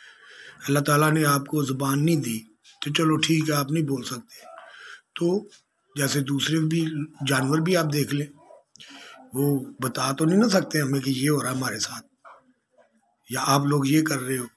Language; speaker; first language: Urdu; non-native, local second language; Punjabi